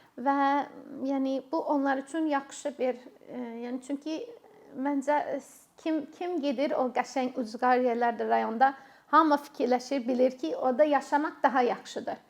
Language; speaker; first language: Azerbaijani; non-native, fluent; English